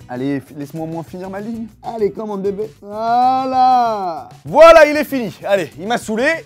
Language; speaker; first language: French; native; French